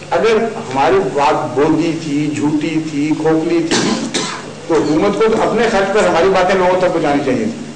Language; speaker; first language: Urdu; native; Urdu